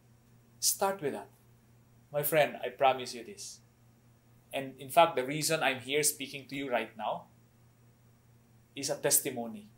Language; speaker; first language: English; non-native, local second language; Cebuano